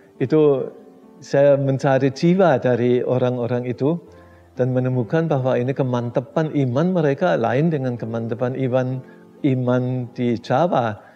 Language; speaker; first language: Indonesian; non-native, fluent; German